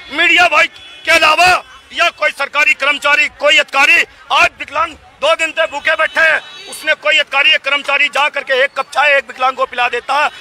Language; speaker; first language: Hindi; native; Hindi